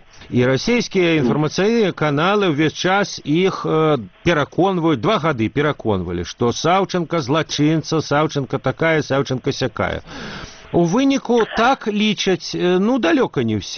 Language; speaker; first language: Belarusian; native; Belarusian